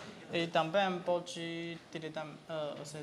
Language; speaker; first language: Portuguese; non-native, fluent; Chinese